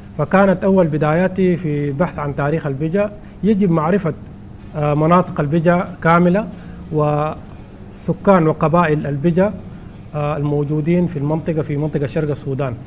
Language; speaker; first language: Arabic; non-native, local second language; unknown